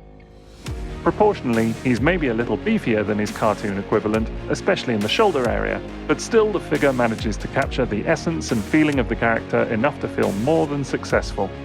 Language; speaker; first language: English; native; English